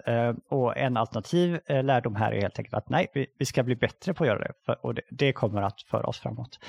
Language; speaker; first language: Swedish; native; Swedish